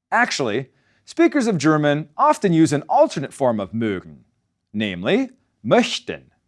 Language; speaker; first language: English; native; English